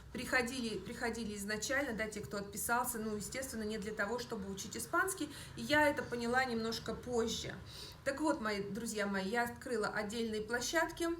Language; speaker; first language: Russian; native; Russian